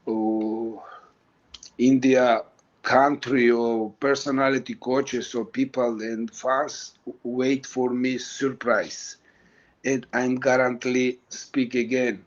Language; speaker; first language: English; non-native, learner; Georgian